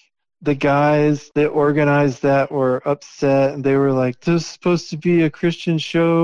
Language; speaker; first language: English; native; English